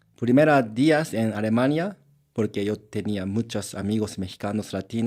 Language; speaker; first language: Spanish; non-native, learner; Japanese